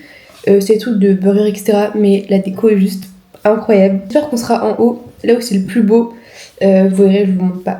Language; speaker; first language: French; native; French